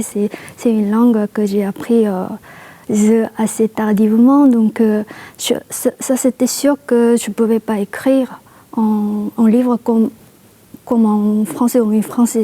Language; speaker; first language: French; non-native, fluent; Korean